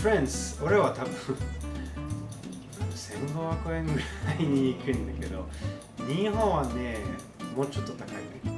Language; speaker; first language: Japanese; non-native, learner; French